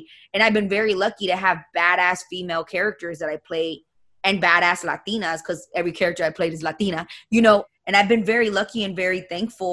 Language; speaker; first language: English; native; English